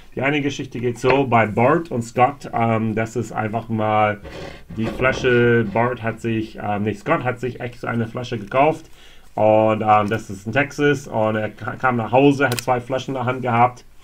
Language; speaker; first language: German; non-native, fluent; English